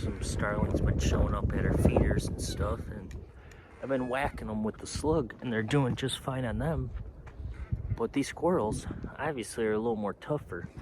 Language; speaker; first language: English; native; English